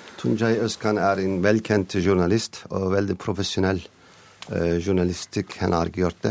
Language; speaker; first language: Norwegian; non-native, learner; Turkish